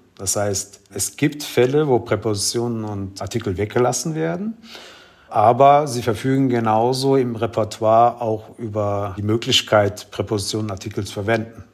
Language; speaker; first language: German; early bilingual, other home language; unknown